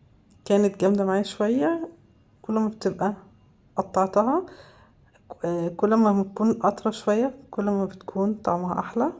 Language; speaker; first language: Arabic; native; Arabic